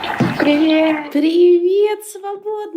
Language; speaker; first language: Russian; non-native, fluent; English